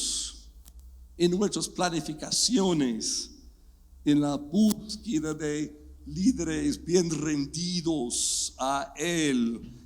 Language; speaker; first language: Spanish; non-native, fluent; English